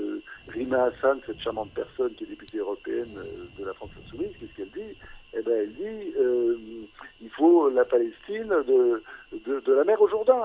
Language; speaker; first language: French; native; French